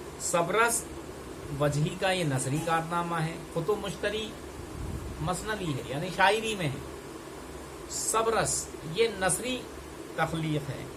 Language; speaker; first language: Urdu; native; Urdu